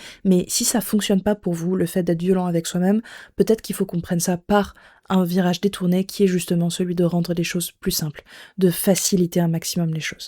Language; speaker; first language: French; native; French